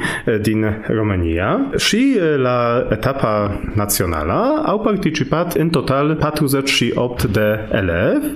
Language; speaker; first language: Romanian; non-native, fluent; Polish